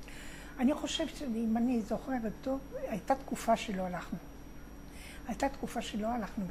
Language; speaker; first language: Hebrew; non-native, fluent; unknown